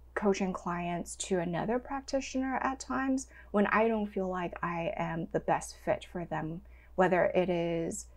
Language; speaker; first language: English; non-native, local second language; Cantonese